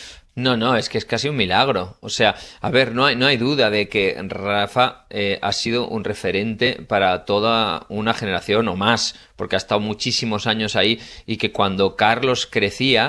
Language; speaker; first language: Spanish; native; Spanish